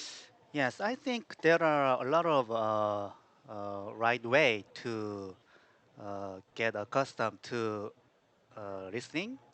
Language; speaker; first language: English; non-native, learner; Korean